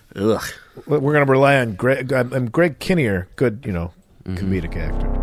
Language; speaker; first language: English; native; English